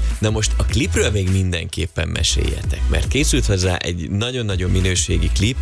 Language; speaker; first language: Hungarian; native; Hungarian